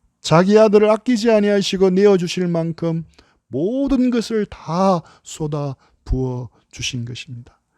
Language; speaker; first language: Korean; native; Korean